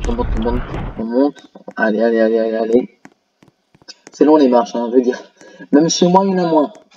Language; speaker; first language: French; native; French